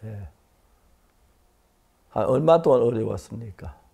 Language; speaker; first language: Korean; native; Korean